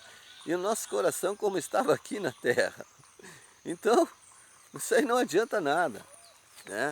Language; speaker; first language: Portuguese; native; Portuguese